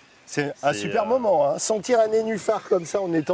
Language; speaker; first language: French; native; French